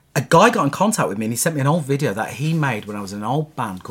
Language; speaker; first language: English; native; English